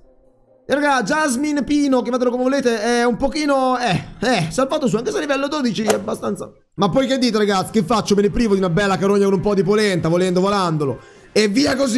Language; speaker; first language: Italian; native; Italian